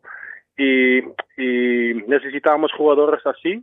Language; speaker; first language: Spanish; non-native, fluent; Dutch